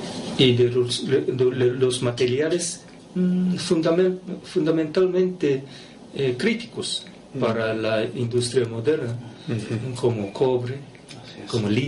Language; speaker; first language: Spanish; non-native, fluent; Japanese